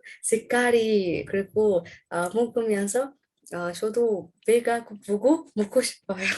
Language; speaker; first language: Korean; non-native, learner; Arabic